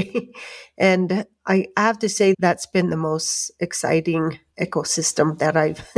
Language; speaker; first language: English; native; English